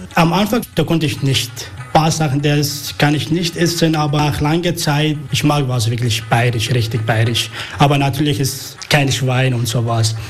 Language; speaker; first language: German; non-native, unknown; Arabic